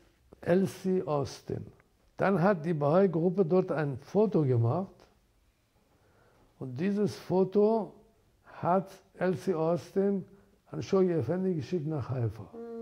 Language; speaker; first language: German; non-native, fluent; Persian